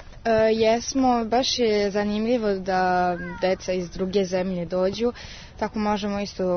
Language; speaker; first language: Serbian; early bilingual, heritage; Serbian